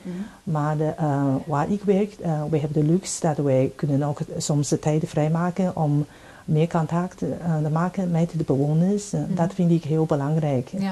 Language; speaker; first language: Dutch; non-native, fluent; Chinese